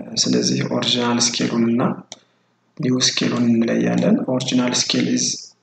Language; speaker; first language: English; non-native, local second language; Amharic